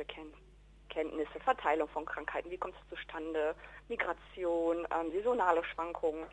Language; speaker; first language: German; native; German